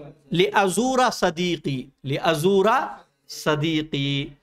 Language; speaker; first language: Arabic; non-native, fluent; Urdu